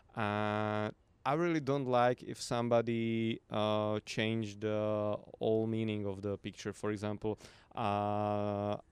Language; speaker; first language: English; non-native, fluent; Slovak